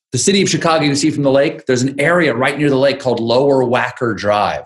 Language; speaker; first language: English; native; English